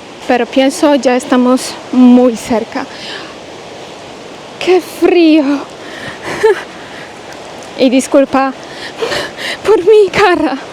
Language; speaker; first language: Spanish; non-native, learner; Polish